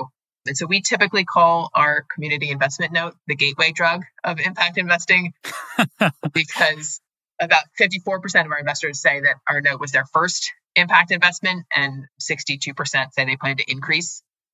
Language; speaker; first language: English; native; English